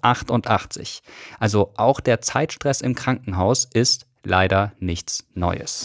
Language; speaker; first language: German; native; German